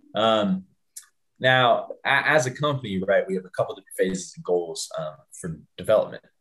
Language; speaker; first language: English; native; English